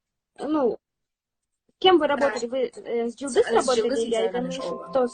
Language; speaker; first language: Russian; native; Russian